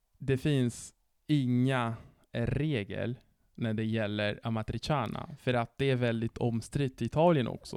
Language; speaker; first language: Swedish; non-native, fluent; Italian